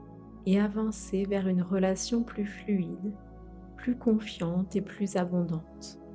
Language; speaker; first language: French; native; French